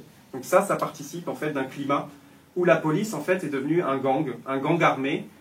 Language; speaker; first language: French; native; French